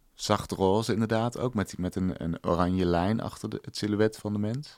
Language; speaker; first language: Dutch; native; Dutch